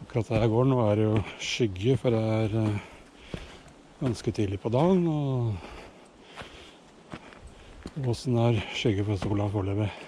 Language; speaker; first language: Norwegian; native; Norwegian